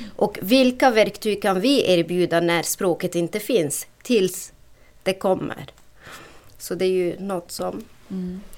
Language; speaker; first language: Swedish; non-native, fluent; Arabic